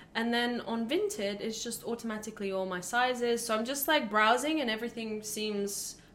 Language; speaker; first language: English; non-native, fluent; Latvian